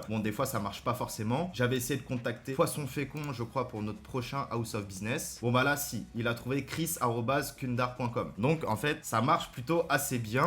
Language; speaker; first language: French; native; French